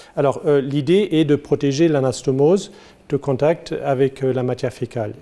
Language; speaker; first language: French; non-native, fluent; German